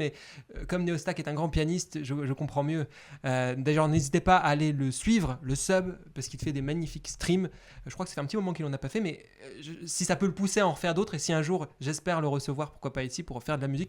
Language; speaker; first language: French; native; French